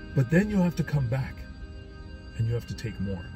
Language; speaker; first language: English; native; English